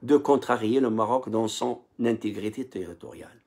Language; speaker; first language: French; non-native, local second language; Arabic